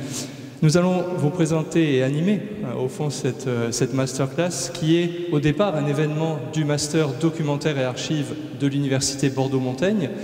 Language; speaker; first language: French; native; French